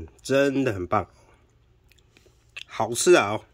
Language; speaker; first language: Chinese; native; Chinese